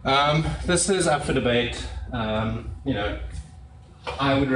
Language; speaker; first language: English; native; English